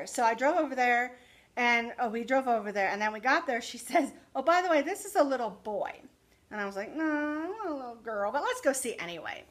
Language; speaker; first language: English; native; English